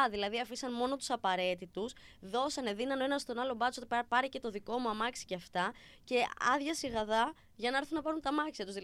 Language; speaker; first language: Greek; native; Greek